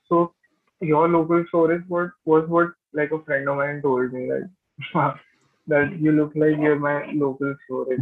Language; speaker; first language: English; non-native, local second language; Hindi